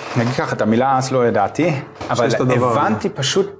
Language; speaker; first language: Hebrew; non-native, fluent; German